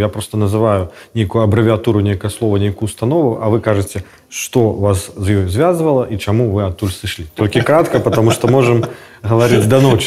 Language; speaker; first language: Russian; non-native, local second language; Belarusian